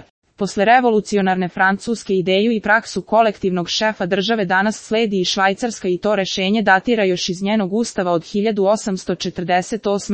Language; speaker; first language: Serbian; native; Serbian